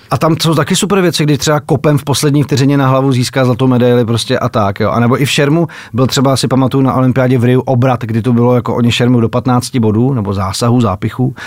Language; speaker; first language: Czech; native; Czech